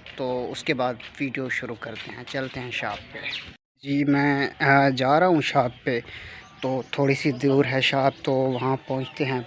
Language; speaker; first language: Urdu; non-native, local second language; Saraiki